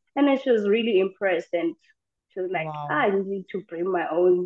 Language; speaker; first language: English; non-native, local second language; Xhosa